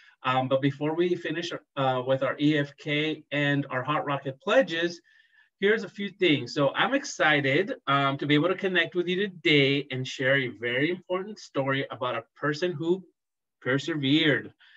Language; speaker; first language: English; native; English